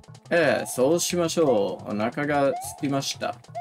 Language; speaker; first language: Japanese; non-native, learner; English